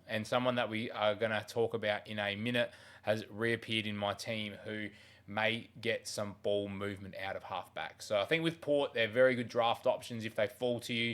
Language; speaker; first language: English; native; English